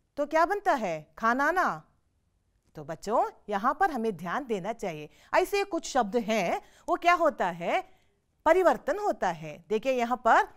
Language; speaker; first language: Hindi; non-native, local second language; Kannada